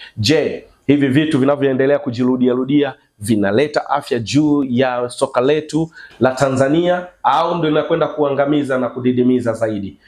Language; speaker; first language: Swahili; native; Swahili